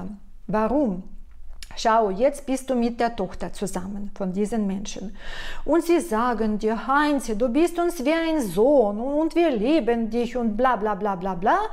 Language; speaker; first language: German; non-native, fluent; Russian